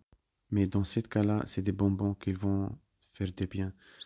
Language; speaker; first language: French; non-native, fluent; Italian